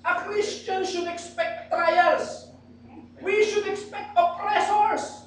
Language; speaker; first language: English; non-native, local second language; Filipino